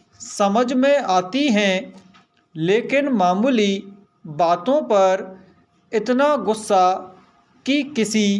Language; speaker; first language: Hindi; native; Hindi